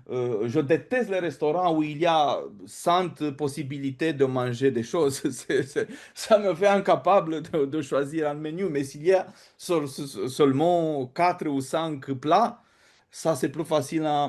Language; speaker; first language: French; non-native, fluent; Romanian